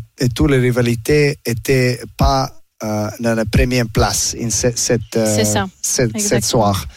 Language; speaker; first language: French; non-native, learner; Serbian